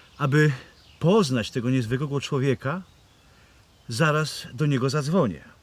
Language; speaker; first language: Polish; native; Polish